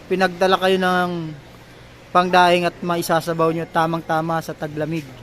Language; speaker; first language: Filipino; native; Filipino